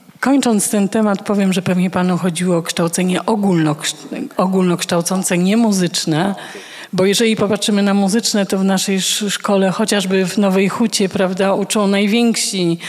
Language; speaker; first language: Polish; native; Polish